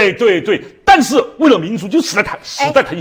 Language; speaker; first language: Chinese; native; Chinese